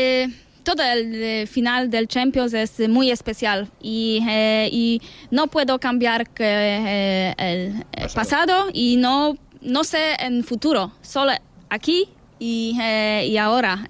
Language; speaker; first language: Spanish; non-native, learner; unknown